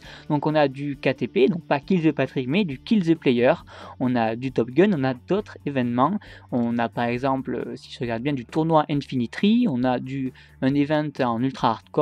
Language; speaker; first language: French; native; French